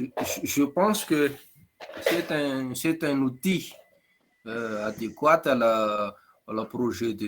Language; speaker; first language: French; non-native, local second language; Malagasy